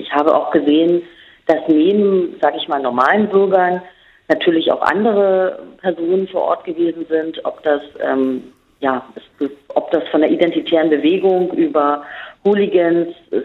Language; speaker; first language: German; native; German